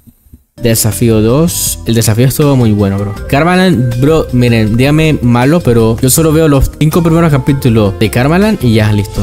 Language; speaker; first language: Spanish; native; Spanish